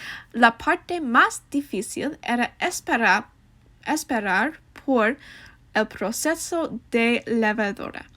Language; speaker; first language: Spanish; non-native, learner; English